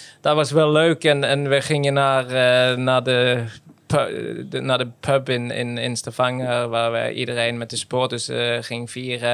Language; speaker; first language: Dutch; non-native, fluent; Norwegian